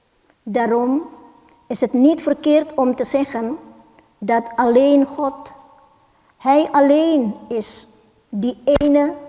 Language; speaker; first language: Dutch; non-native, fluent; Indonesian